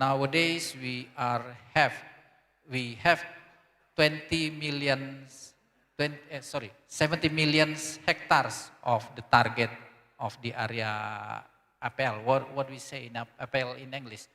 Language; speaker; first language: English; non-native, learner; Indonesian